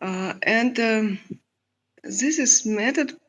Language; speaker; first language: English; non-native, learner; Russian